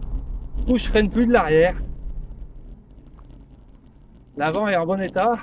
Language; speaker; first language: French; native; French